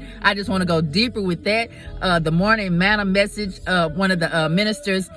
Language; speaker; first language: English; native; English